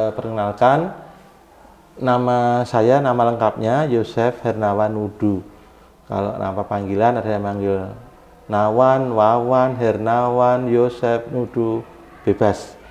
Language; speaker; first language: Indonesian; native; Indonesian